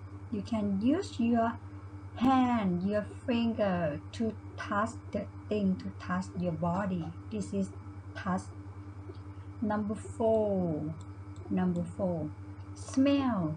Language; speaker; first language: English; non-native, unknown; Thai